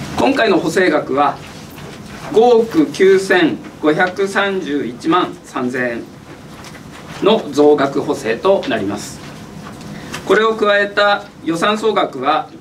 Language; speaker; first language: Japanese; native; Japanese